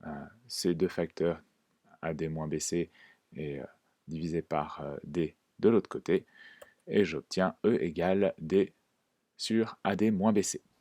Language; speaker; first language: French; native; French